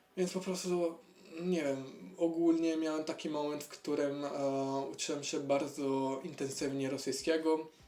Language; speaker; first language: Polish; non-native, learner; Italian